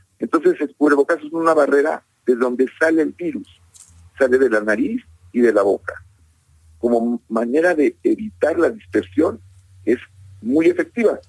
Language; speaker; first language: Spanish; native; Spanish